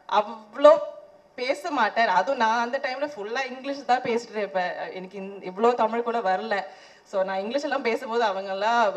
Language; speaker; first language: Tamil; non-native, fluent; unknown